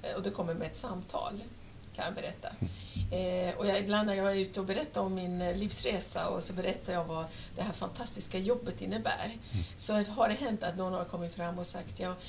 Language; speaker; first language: Swedish; non-native, fluent; Persian